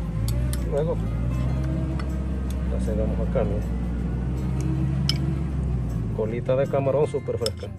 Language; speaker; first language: Spanish; native; Spanish